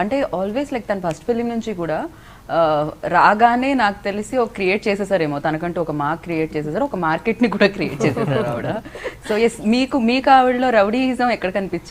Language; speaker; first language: Telugu; native; Telugu